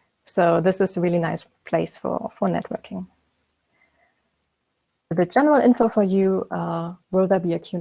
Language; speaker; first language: English; non-native, fluent; German